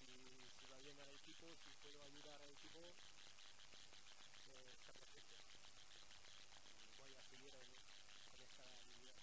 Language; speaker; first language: Spanish; non-native, learner; French